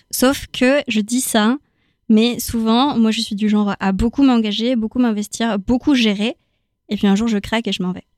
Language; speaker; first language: French; non-native, fluent; Spanish